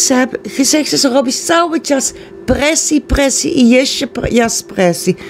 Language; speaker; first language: Polish; non-native, learner; Dutch